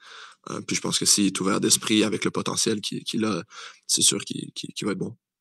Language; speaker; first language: French; native; French